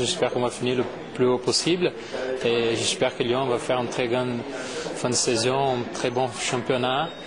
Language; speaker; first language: French; non-native, fluent; Portuguese